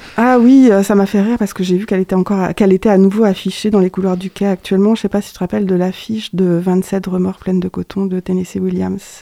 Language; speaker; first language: French; native; French